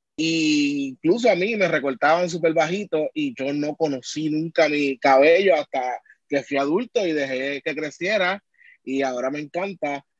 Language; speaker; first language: Spanish; native; Spanish